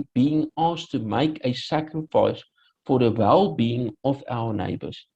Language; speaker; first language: English; non-native, local second language; Afrikaans